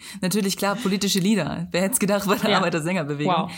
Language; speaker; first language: German; native; German